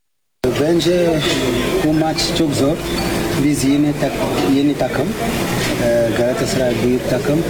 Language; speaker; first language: Turkish; non-native, learner; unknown